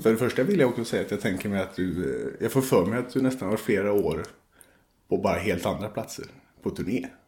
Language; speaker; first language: Swedish; native; Swedish